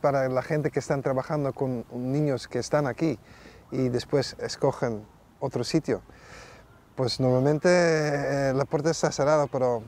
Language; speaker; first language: Spanish; non-native, fluent; Dutch